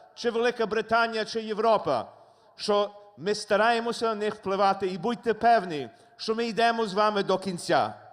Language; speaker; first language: Ukrainian; native; Ukrainian